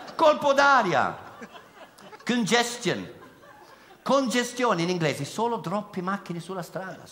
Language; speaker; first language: Italian; non-native, fluent; English